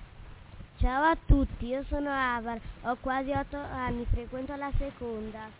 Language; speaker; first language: Italian; early bilingual, other home language; Kurdish